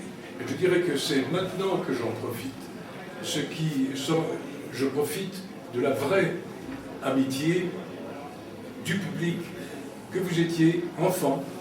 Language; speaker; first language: French; native; French